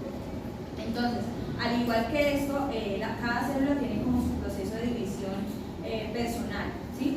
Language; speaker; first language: Spanish; native; Spanish